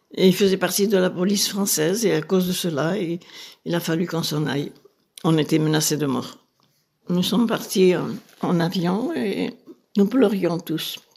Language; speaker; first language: French; native; French